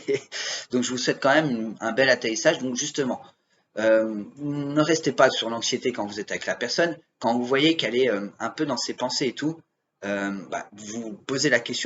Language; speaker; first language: French; native; French